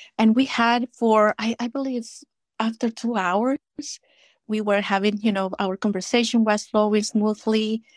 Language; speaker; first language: English; non-native, fluent; Spanish